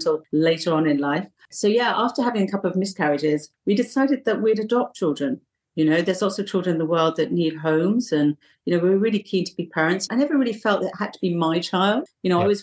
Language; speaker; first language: English; native; English